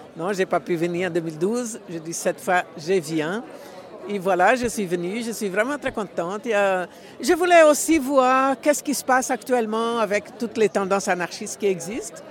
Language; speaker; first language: French; non-native, fluent; Portuguese